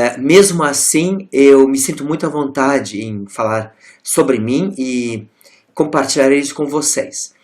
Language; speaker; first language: Portuguese; non-native, local second language; German